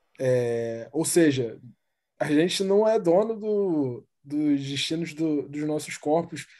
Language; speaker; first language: Portuguese; native; Portuguese